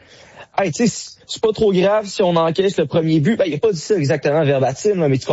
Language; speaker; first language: French; native; French